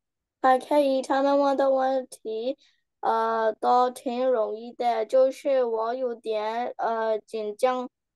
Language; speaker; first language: Chinese; non-native, learner; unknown